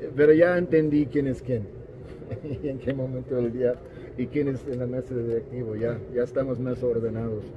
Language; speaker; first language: Spanish; non-native, fluent; English